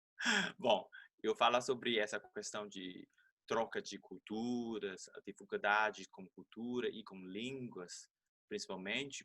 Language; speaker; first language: Portuguese; non-native, fluent; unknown